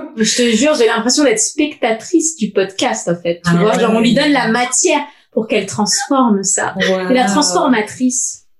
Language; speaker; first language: French; native; French